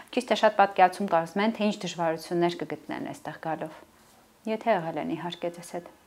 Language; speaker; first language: Armenian; native; Armenian